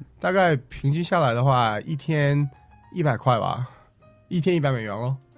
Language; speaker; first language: Chinese; native; Chinese